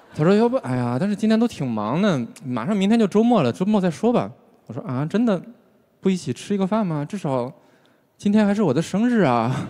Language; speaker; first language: Chinese; native; Chinese